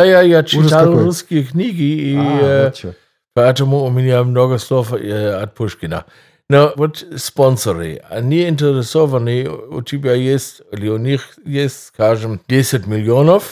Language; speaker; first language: Russian; non-native, fluent; German